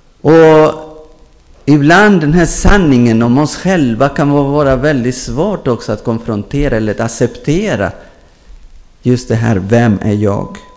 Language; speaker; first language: Swedish; non-native, fluent; Spanish